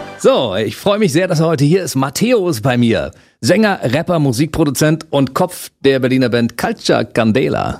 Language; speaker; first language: German; native; German